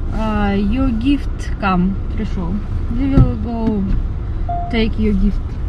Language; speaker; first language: English; non-native, learner; Russian